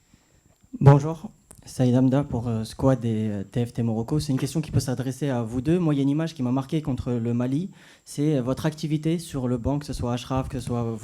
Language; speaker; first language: French; native; French